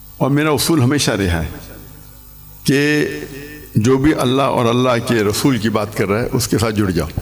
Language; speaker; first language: Urdu; non-native, local second language; English